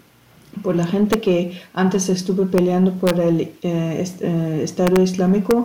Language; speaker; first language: Spanish; non-native, fluent; German